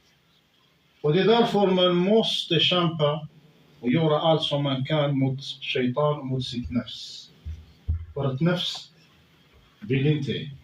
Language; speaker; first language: Swedish; non-native, fluent; Arabic